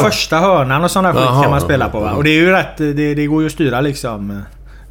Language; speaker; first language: Swedish; native; Swedish